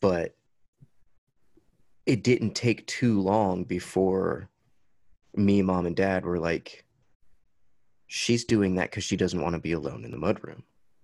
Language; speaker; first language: English; native; English